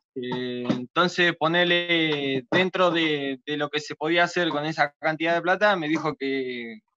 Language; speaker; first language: Spanish; native; Spanish